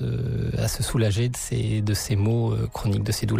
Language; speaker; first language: French; native; French